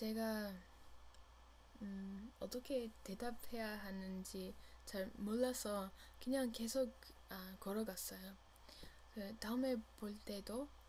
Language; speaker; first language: Korean; non-native, learner; English